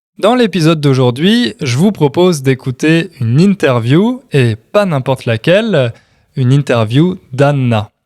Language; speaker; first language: French; native; French